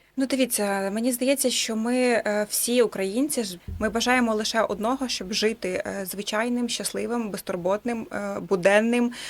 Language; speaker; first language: Ukrainian; native; Ukrainian